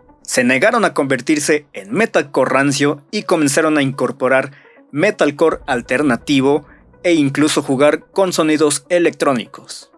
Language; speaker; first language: Spanish; native; Spanish